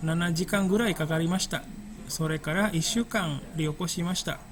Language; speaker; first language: Japanese; non-native, fluent; Indonesian